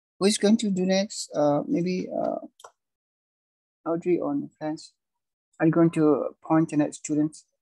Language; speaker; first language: English; non-native, fluent; Indonesian